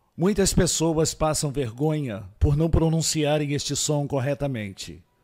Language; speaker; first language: Portuguese; native; Portuguese